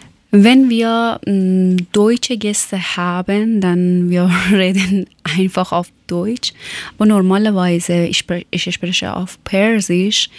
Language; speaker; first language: German; non-native, learner; Persian